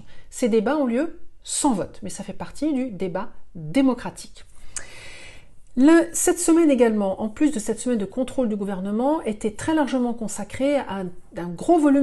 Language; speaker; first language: French; native; French